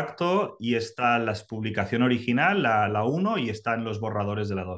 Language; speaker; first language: Spanish; native; Spanish